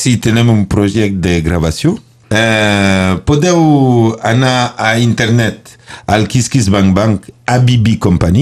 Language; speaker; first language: Catalan; non-native, learner; French